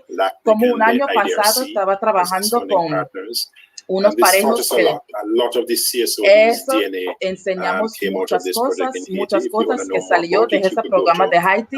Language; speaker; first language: Spanish; non-native, learner; English